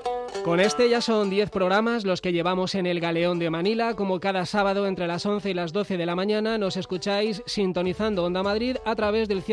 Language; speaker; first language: Spanish; native; Spanish